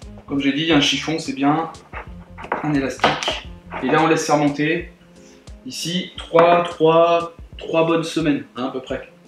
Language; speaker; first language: French; native; French